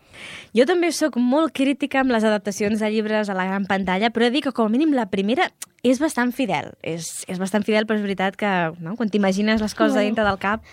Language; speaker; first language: Catalan; native; Catalan